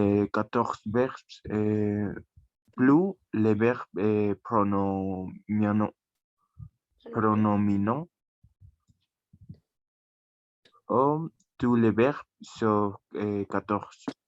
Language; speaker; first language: French; non-native, learner; Spanish